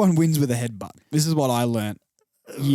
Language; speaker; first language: English; native; English